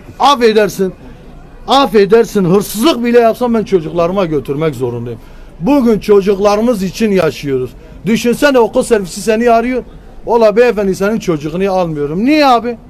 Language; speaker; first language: Turkish; non-native, local second language; Kurdish